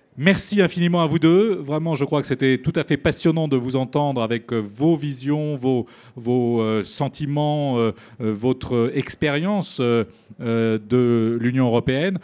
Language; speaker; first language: French; native; French